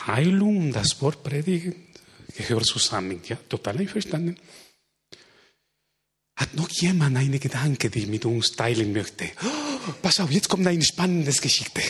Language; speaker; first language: German; non-native, fluent; Spanish